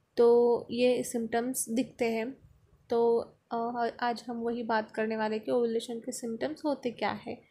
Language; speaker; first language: Hindi; non-native, local second language; Marathi